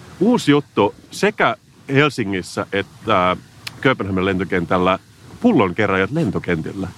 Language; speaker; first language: Finnish; native; Finnish